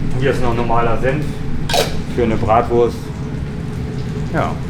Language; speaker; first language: German; native; German